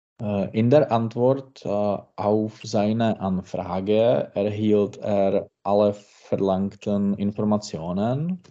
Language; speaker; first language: German; non-native, learner; Czech